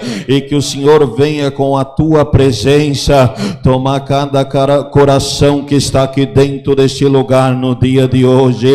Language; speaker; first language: Portuguese; native; Portuguese